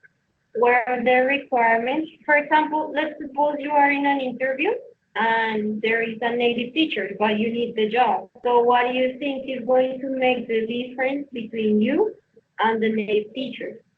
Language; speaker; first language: English; non-native, fluent; Spanish